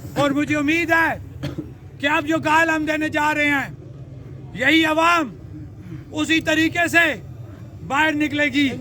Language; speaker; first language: Urdu; non-native, local second language; Punjabi